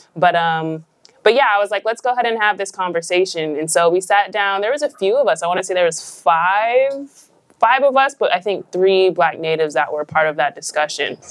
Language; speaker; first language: English; native; English